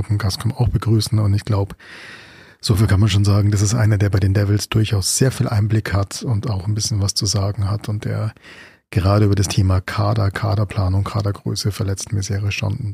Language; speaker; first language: German; native; German